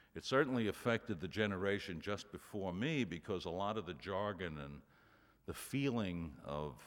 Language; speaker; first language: English; native; English